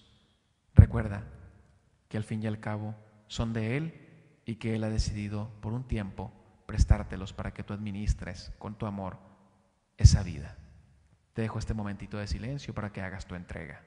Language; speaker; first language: Spanish; native; Spanish